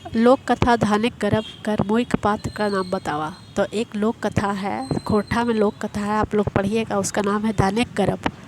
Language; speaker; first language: Hindi; native; Hindi